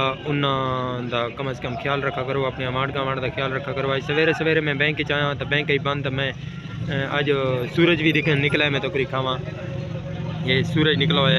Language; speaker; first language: Hindi; non-native, local second language; Saraiki